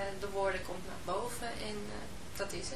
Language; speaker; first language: Dutch; non-native, fluent; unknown